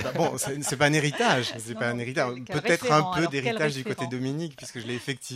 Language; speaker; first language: French; native; French